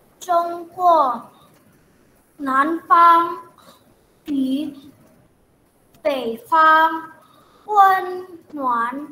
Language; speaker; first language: Chinese; non-native, learner; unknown